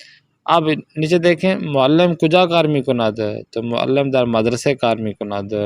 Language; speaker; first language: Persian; non-native, fluent; Urdu